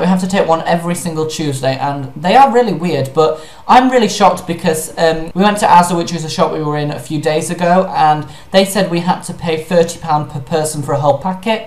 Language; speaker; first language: English; native; English